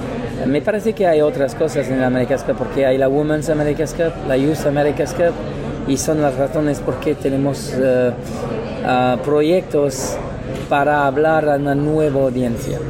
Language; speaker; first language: Spanish; non-native, learner; French